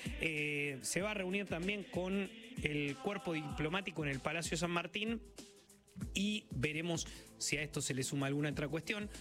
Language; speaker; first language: Spanish; native; Spanish